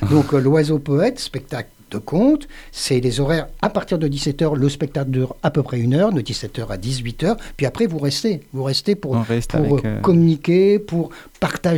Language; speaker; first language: French; native; French